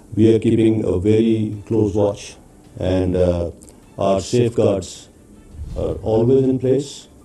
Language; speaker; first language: English; non-native, local second language; Urdu